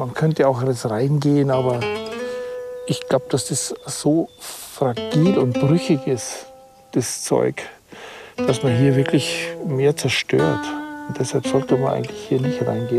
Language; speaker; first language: German; native; German